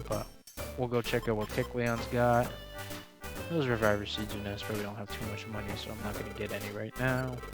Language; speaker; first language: English; native; English